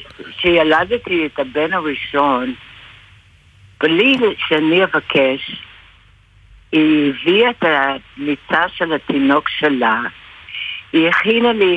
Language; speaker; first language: Hebrew; non-native, fluent; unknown